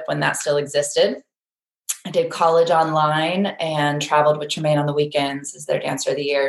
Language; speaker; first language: English; native; English